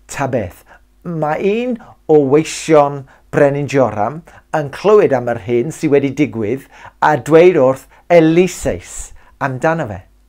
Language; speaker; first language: Welsh; non-native, local second language; English